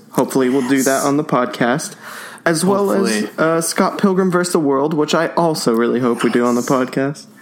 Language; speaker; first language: English; native; English